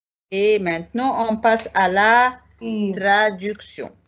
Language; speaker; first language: French; non-native, fluent; Arabic